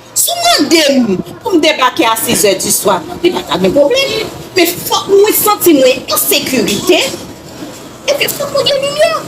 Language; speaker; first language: Haitian Creole; native; Haitian Creole